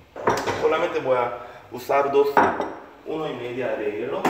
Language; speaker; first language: Spanish; non-native, learner; Korean